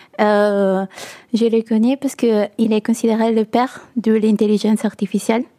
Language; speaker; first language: French; non-native, learner; Italian